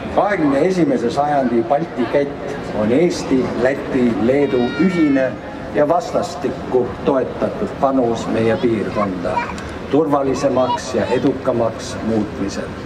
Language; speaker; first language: Estonian; early bilingual, heritage; Estonian